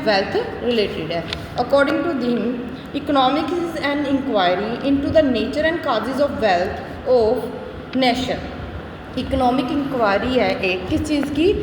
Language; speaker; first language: Hindi; native; Hindi